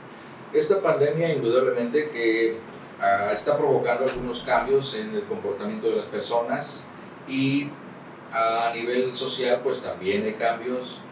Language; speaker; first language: Spanish; native; Spanish